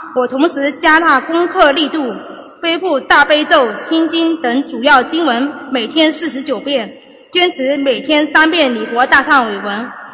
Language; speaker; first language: Chinese; native; Chinese